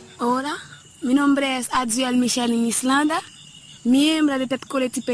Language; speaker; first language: Spanish; non-native, learner; Haitian Creole